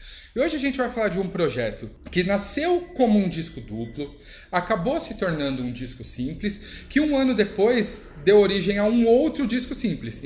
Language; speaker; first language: Portuguese; native; Portuguese